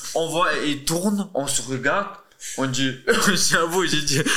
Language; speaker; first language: French; early bilingual, other home language; Russian